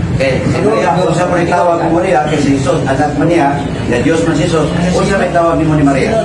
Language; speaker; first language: Filipino; non-native, local second language; Cebuano